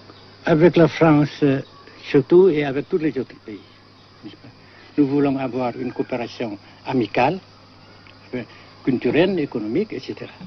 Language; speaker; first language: French; non-native, fluent; Vietnamese